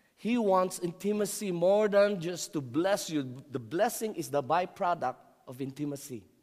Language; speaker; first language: English; non-native, local second language; Filipino